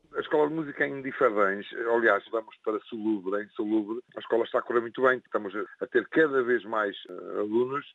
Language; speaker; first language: Portuguese; native; Portuguese